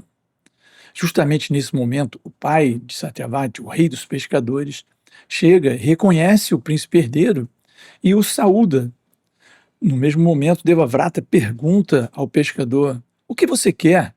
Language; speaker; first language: Portuguese; native; Portuguese